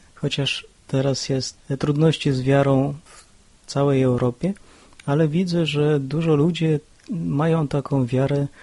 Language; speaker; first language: Polish; early bilingual, other home language; Russian